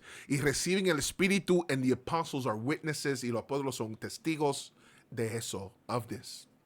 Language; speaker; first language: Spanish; early bilingual, heritage; Spanish